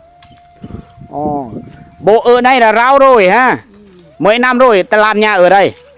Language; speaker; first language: Vietnamese; non-native, local second language; Lao